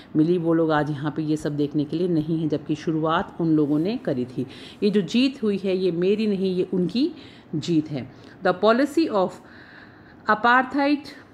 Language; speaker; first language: Hindi; native; Hindi